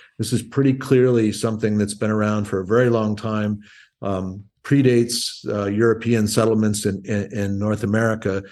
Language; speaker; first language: English; native; English